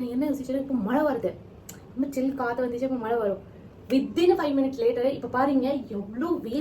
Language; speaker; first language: Tamil; non-native, learner; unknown